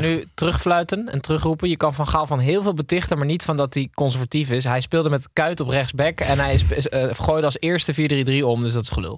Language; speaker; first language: Dutch; native; Dutch